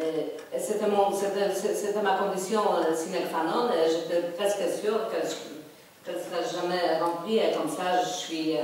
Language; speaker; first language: French; non-native, fluent; Polish